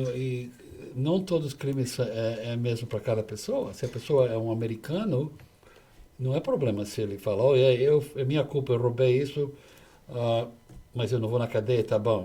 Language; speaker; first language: Portuguese; non-native, fluent; English